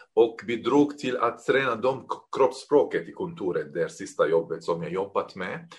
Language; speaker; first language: Swedish; non-native, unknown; Arabic